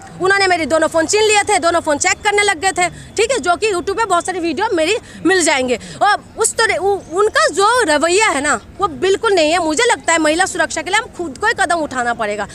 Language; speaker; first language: Hindi; non-native, local second language; Assamese